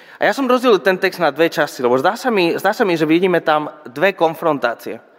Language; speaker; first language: Slovak; non-native, fluent; Spanish